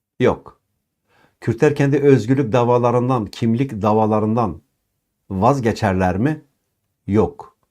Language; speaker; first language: Turkish; non-native, local second language; Kurdish